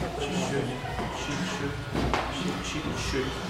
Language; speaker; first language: Russian; non-native, local second language; Ukrainian